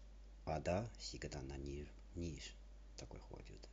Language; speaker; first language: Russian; non-native, learner; Chinese